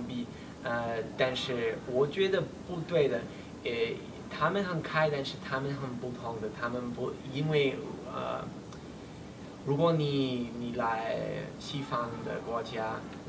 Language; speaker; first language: Chinese; non-native, learner; English